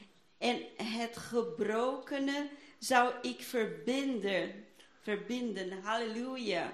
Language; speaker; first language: Dutch; non-native, fluent; Portuguese